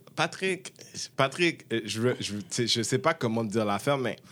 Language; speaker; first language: French; early bilingual, heritage; French